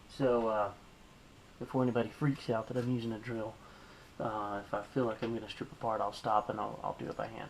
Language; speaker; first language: English; native; English